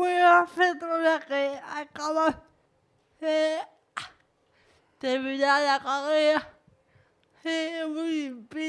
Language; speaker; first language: Spanish; non-native, learner; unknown